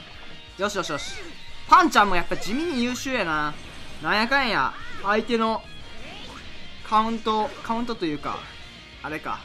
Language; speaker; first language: Japanese; native; Japanese